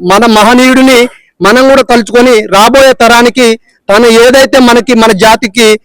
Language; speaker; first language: Telugu; non-native, local second language; Lambadi